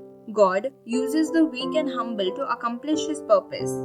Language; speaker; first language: English; non-native, local second language; Malayalam